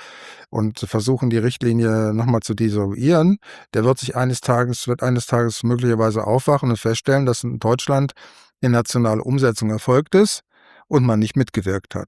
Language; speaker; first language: German; native; German